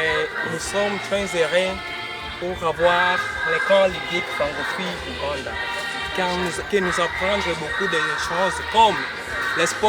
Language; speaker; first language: French; non-native, learner; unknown